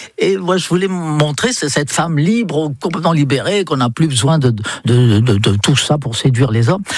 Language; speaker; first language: French; non-native, fluent; English